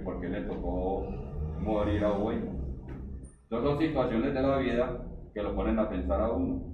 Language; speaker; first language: Spanish; native; Spanish